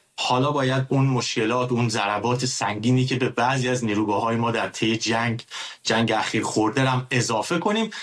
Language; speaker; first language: Persian; native; Persian